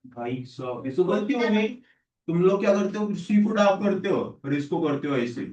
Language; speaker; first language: Hindi; non-native, local second language; Marathi